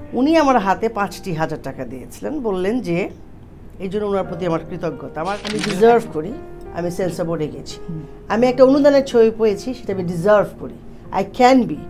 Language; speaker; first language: Bangla; native; Bangla